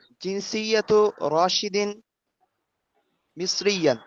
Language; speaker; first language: Arabic; non-native, learner; Bangla